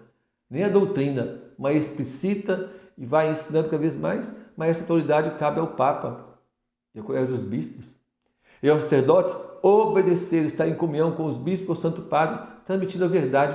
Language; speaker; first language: Portuguese; native; Portuguese